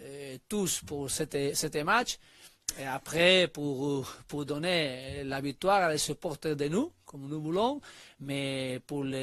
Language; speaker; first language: French; non-native, learner; Spanish